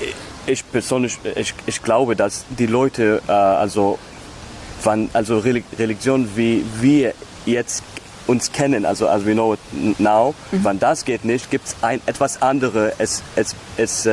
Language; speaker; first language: German; non-native, learner; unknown